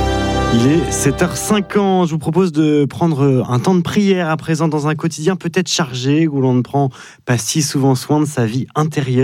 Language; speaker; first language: French; native; French